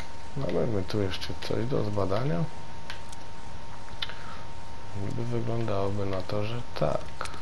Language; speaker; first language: Polish; native; Polish